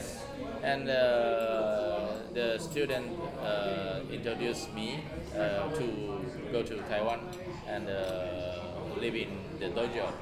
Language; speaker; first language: English; non-native, learner; Japanese